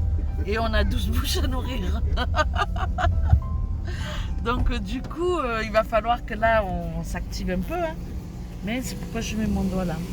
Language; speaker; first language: French; native; French